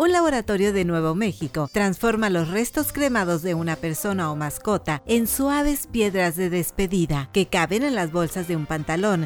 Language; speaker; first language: Spanish; native; Spanish